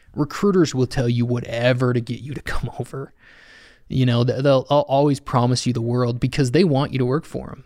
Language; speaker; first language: English; native; English